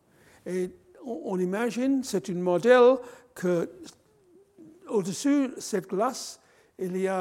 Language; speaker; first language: French; non-native, fluent; English